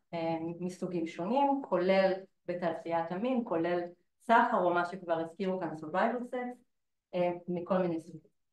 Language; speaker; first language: Hebrew; native; Hebrew